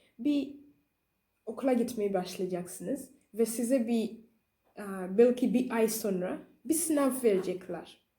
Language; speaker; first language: Turkish; non-native, learner; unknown